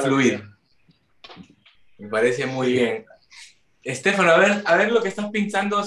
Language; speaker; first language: Spanish; native; Spanish